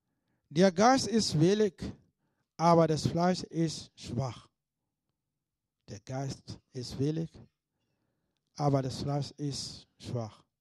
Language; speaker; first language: German; non-native, fluent; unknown